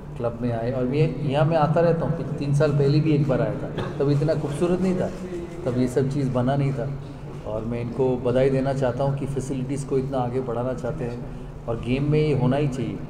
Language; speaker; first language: Hindi; non-native, local second language; Bangla